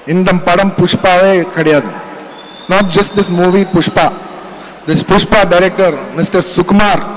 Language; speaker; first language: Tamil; non-native, learner; Telugu